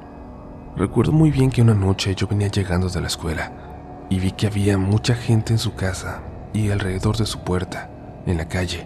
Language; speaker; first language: Spanish; native; Spanish